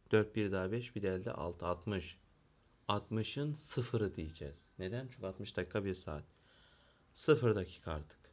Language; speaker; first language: Turkish; native; Turkish